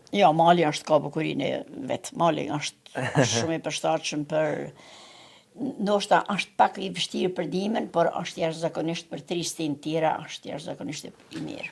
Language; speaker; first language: Albanian; native; Albanian